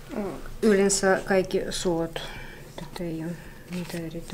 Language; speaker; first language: Finnish; non-native, fluent; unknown